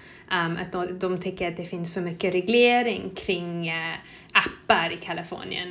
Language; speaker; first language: Swedish; non-native, fluent; English